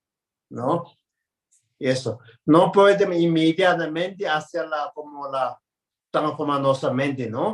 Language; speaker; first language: Spanish; non-native, learner; Tibetan